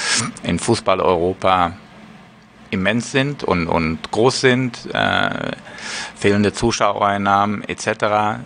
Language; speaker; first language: German; native; German